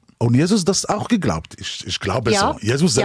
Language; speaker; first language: German; non-native, learner; Hebrew